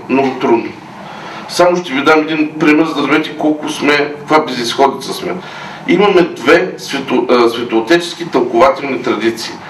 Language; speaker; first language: Bulgarian; native; Bulgarian